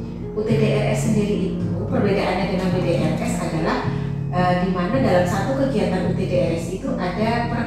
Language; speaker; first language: Indonesian; native; Indonesian